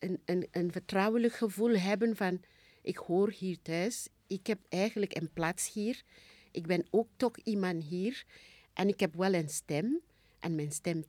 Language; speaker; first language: Dutch; non-native, fluent; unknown